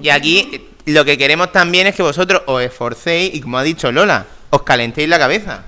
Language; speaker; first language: Spanish; native; Spanish